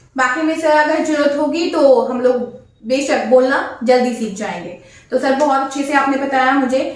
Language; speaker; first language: Hindi; native; Hindi